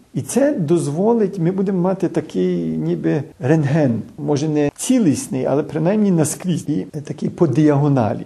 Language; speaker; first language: Ukrainian; early bilingual, heritage; Ukrainian